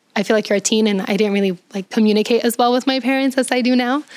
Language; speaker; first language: English; early bilingual, other home language; Spanish